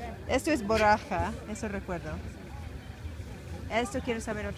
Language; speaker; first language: Spanish; non-native, fluent; English